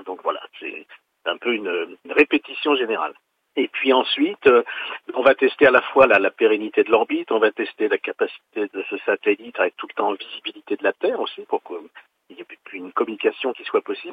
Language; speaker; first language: French; native; French